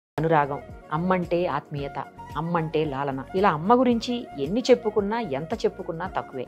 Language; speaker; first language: Telugu; native; Telugu